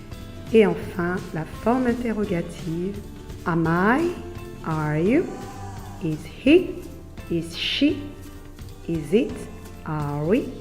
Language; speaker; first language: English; non-native, fluent; French